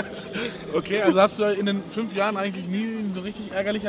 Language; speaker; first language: German; native; German